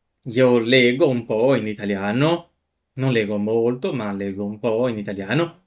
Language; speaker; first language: Italian; non-native, fluent; Portuguese